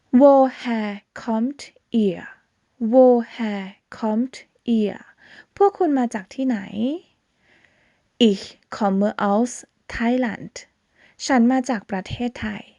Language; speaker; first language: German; non-native, fluent; Thai